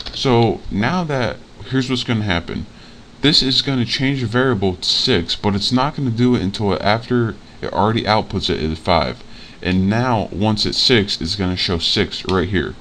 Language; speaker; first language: English; native; English